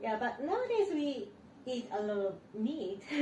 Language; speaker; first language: English; non-native, learner; Japanese